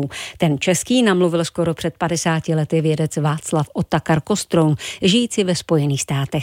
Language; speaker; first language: Czech; native; Czech